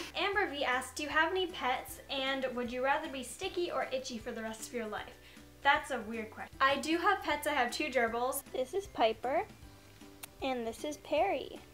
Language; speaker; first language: English; native; English